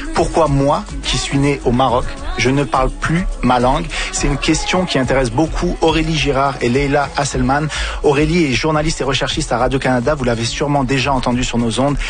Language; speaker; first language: French; early bilingual, other home language; Arabic